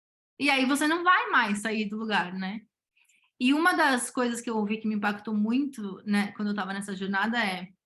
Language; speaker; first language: Portuguese; native; Portuguese